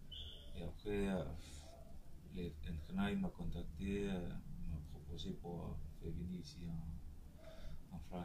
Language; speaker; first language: French; non-native, learner; Tongan